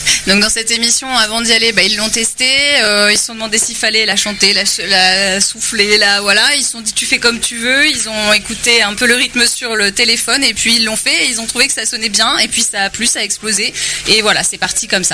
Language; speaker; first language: French; native; French